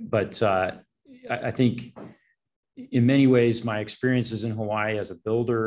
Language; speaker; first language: English; native; English